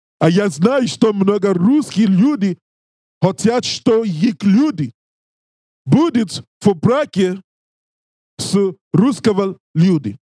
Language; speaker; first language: Russian; non-native, learner; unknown